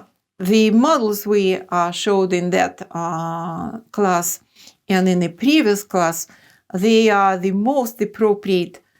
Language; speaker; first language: English; non-native, fluent; Russian